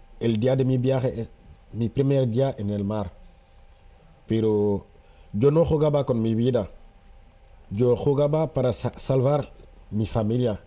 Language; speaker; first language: Spanish; non-native, fluent; Wolof